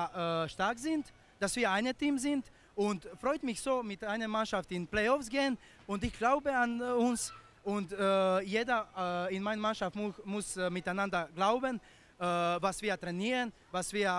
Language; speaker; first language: German; non-native, fluent; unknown